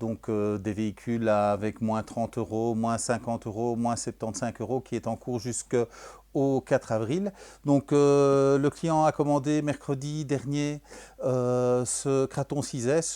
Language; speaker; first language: French; native; French